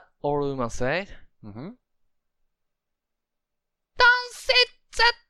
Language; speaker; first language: English; non-native, learner; Japanese